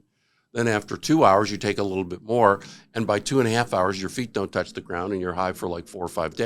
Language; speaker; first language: English; native; English